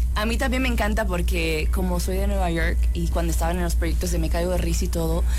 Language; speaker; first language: Spanish; early bilingual, heritage; Spanish